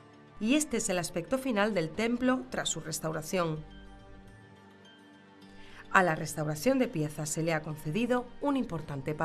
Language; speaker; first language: Spanish; native; Spanish